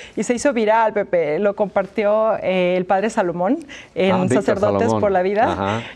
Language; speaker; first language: Spanish; native; Spanish